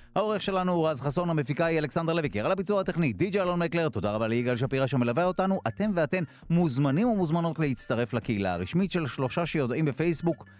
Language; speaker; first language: Hebrew; native; Hebrew